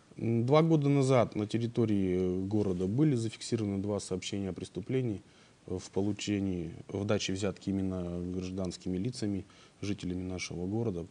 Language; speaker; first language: Russian; native; Russian